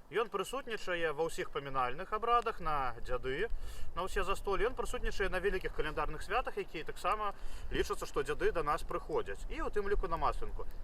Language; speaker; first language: Belarusian; native; Belarusian